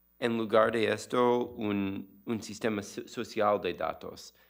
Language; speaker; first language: Spanish; non-native, learner; English